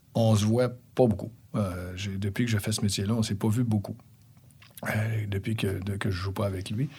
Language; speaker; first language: French; native; French